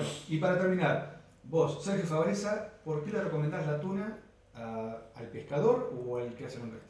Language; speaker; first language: Spanish; native; Spanish